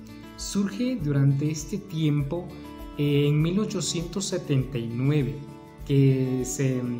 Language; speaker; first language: Spanish; native; Spanish